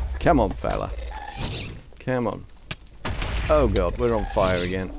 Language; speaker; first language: English; native; English